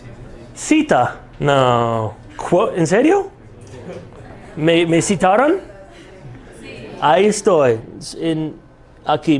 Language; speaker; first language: Spanish; non-native, fluent; English